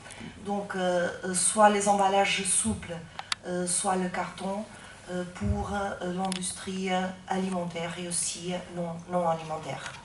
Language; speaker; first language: French; non-native, fluent; Portuguese